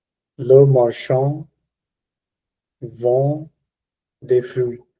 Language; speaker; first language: French; non-native, learner; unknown